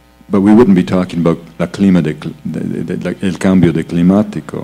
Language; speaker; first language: English; native; English